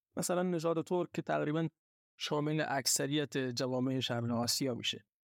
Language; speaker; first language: Persian; non-native, local second language; Baluchi